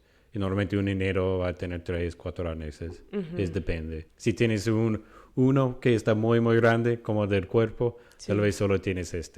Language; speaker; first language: Spanish; non-native, fluent; English